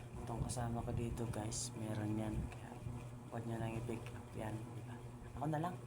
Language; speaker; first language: Filipino; non-native, local second language; Cebuano